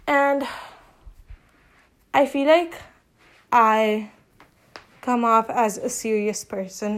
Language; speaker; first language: English; non-native, local second language; Urdu